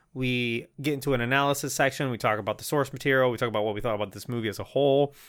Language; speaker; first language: English; non-native, fluent; Spanish